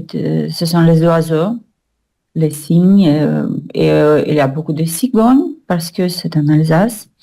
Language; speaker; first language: French; non-native, learner; Russian